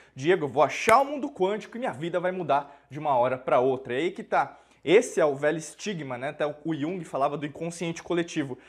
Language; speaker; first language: Portuguese; native; Portuguese